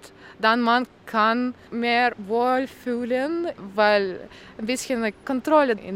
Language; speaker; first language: German; non-native, learner; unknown